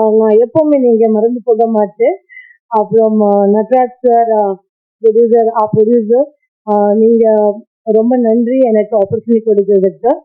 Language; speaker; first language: Tamil; non-native, learner; Kannada